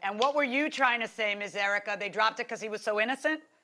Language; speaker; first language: English; native; English